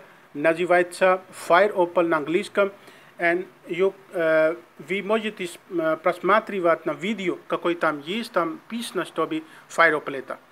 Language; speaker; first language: Russian; non-native, learner; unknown